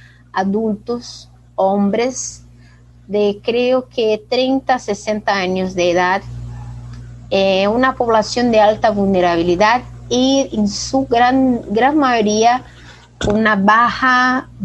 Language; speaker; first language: Spanish; non-native, fluent; Portuguese